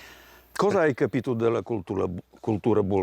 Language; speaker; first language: Italian; non-native, learner; Bulgarian